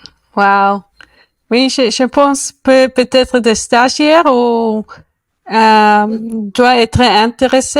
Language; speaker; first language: French; non-native, learner; Spanish